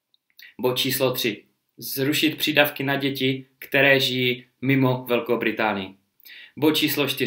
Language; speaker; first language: Czech; native; Czech